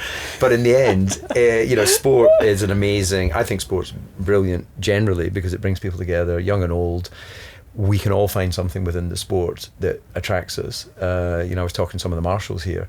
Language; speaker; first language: English; native; English